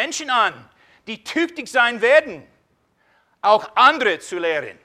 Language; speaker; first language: German; non-native, fluent; English